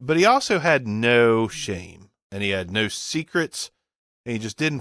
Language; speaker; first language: English; native; English